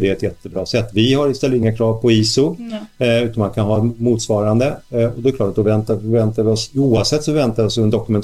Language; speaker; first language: Swedish; native; Swedish